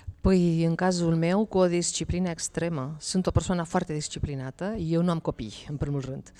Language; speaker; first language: Romanian; non-native, fluent; Spanish